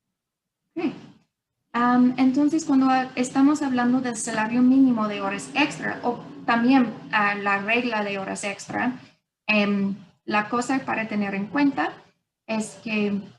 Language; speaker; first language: Spanish; non-native, fluent; English